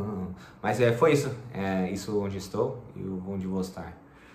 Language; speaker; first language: Portuguese; non-native, fluent; English